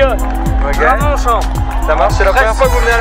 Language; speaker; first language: French; native; French